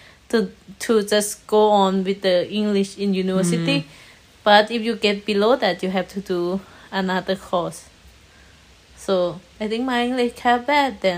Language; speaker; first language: English; non-native, learner; Thai